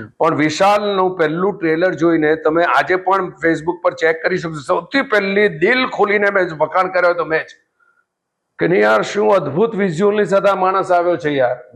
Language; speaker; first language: Gujarati; native; Gujarati